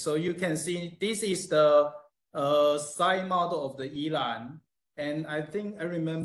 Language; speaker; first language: English; non-native, fluent; Chinese